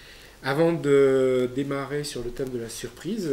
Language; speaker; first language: French; native; French